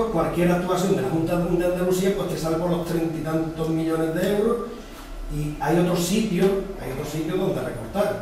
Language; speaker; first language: Spanish; native; Spanish